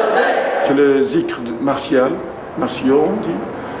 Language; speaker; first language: French; non-native, learner; Uzbek